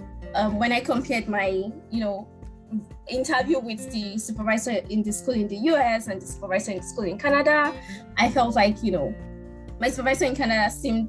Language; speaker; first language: English; non-native, local second language; Yoruba